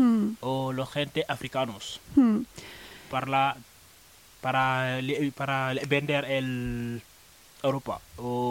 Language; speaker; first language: Spanish; non-native, learner; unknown